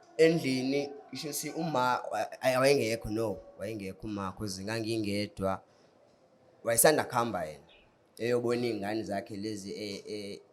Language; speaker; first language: Zulu; non-native, local second language; Xhosa